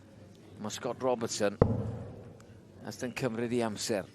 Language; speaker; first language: Welsh; native; Welsh